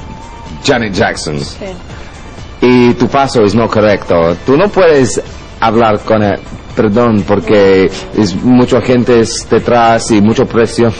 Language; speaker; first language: Spanish; non-native, learner; English